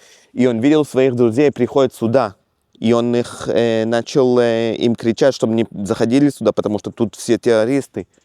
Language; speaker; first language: Russian; early bilingual, heritage; Russian